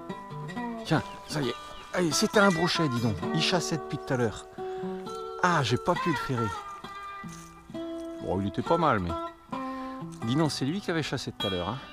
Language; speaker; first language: French; native; French